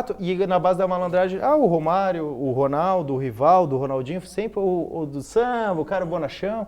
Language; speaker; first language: Portuguese; native; Portuguese